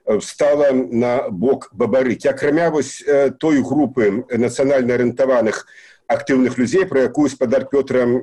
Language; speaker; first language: Belarusian; native; Belarusian